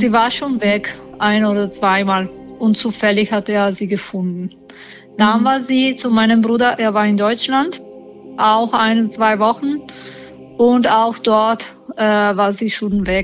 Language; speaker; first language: German; non-native, learner; Italian